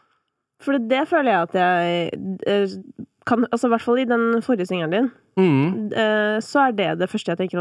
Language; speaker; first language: Norwegian; native; Norwegian